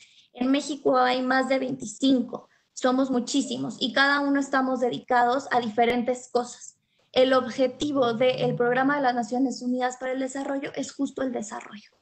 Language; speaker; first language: Spanish; native; Spanish